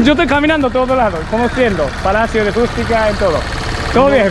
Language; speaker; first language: Spanish; non-native, learner; Japanese